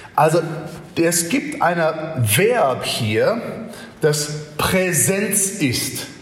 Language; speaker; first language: German; non-native, fluent; English